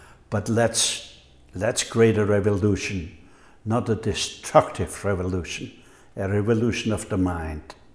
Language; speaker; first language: English; non-native, fluent; German